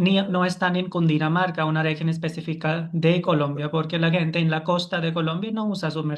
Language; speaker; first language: Spanish; non-native, fluent; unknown